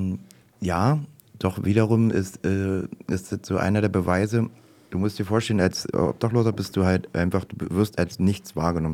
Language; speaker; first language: German; native; German